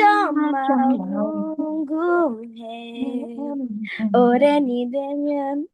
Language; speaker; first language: Korean; non-native, learner; Indonesian